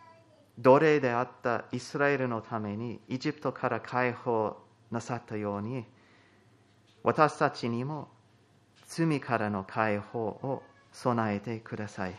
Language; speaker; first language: Japanese; non-native, fluent; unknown